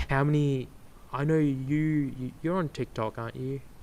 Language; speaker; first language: English; native; English